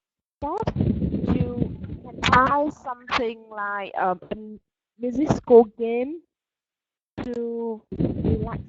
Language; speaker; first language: English; non-native, learner; Vietnamese